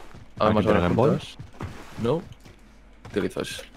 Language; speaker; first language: Spanish; native; Spanish